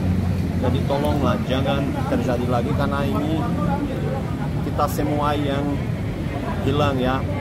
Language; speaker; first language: Indonesian; non-native, fluent; Portuguese